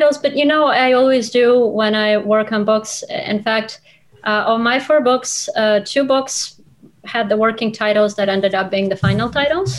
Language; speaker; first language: English; non-native, fluent; Russian